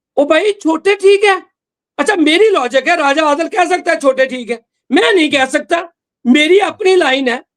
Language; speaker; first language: Urdu; non-native, local second language; Punjabi